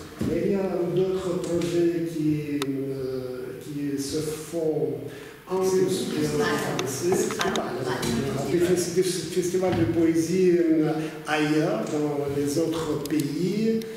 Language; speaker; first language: French; non-native, fluent; Russian